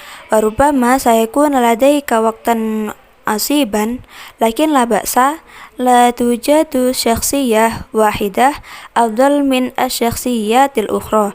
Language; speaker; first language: Arabic; non-native, learner; Indonesian